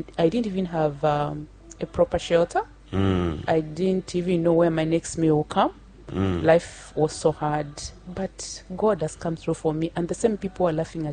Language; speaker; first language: English; non-native, local second language; Bemba